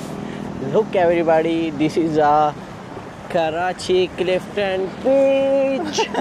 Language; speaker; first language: English; non-native, learner; Urdu